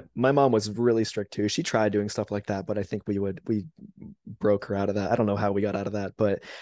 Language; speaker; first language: English; native; English